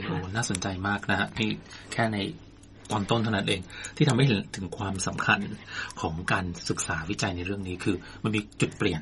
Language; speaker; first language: Thai; native; Thai